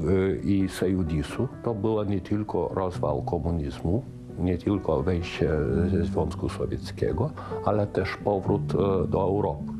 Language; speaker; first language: Polish; non-native, fluent; Lithuanian